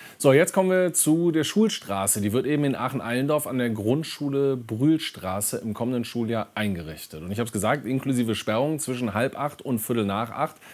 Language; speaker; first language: German; native; German